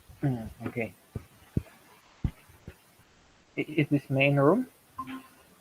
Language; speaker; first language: English; non-native, learner; Indonesian